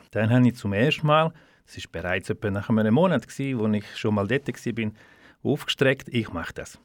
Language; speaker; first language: German; non-native, fluent; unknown